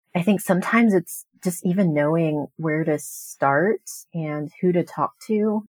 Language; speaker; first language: English; native; English